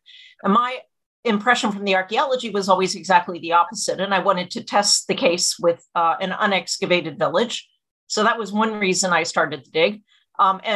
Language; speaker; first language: English; native; English